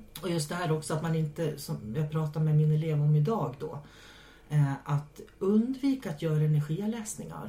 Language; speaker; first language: Swedish; native; Swedish